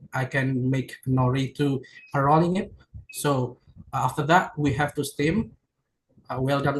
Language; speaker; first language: English; non-native, learner; Indonesian